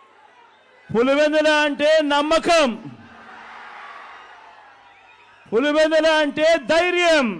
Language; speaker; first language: Telugu; native; Telugu